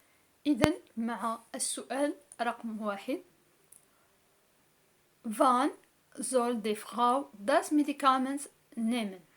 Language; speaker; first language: German; non-native, learner; Arabic